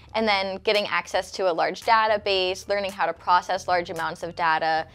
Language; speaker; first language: English; native; English